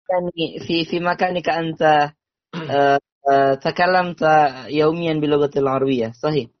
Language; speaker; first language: Arabic; non-native, learner; Indonesian